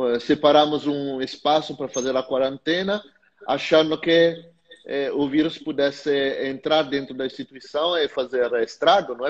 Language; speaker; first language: Portuguese; non-native, fluent; Italian